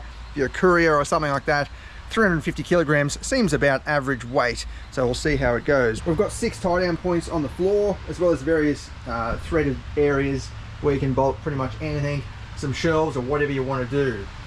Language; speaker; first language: English; native; English